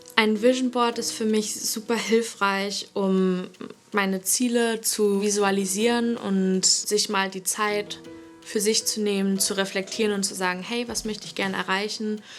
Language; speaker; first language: German; native; German